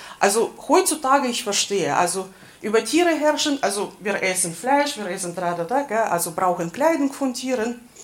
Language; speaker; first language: German; non-native, fluent; Russian